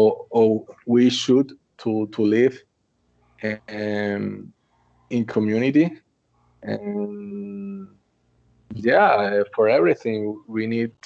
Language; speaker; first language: English; non-native, learner; Spanish